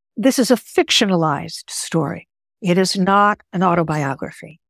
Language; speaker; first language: English; early bilingual, other home language; Greek